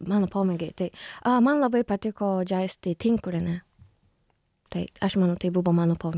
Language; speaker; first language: Lithuanian; non-native, learner; Japanese